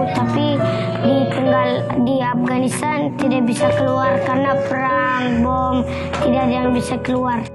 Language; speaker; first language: Indonesian; early bilingual, other home language; Persian